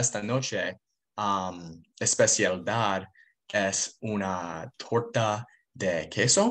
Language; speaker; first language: Spanish; non-native, learner; English